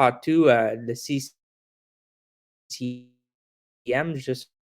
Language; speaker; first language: French; non-native, local second language; English